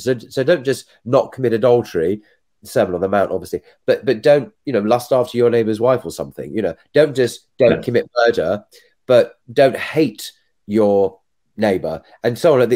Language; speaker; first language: English; native; English